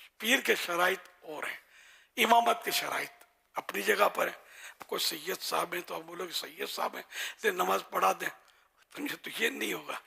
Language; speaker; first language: Urdu; non-native, local second language; Memoni